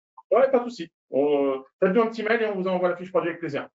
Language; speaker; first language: French; native; French